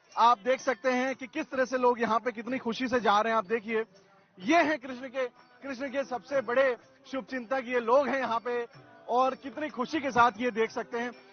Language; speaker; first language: Hindi; native; Hindi